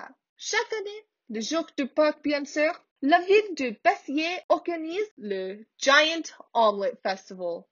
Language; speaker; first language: French; non-native, learner; English